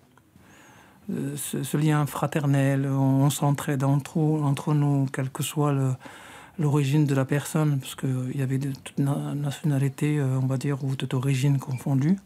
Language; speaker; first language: French; non-native, fluent; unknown